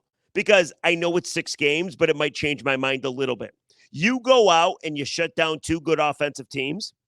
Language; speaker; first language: English; native; English